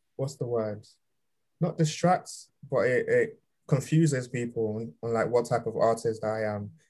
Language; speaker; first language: English; early bilingual, other home language; Yoruba